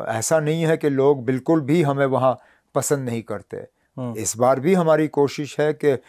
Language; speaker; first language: Hindi; non-native, local second language; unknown